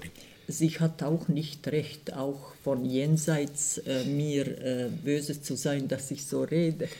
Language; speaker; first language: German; non-native, fluent; Croatian